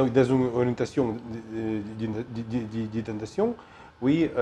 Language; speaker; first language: French; non-native, learner; Ukrainian